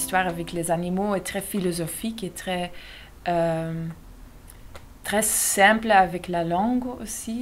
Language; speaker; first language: French; non-native, local second language; Dutch